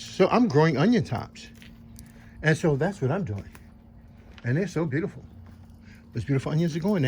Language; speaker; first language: English; native; English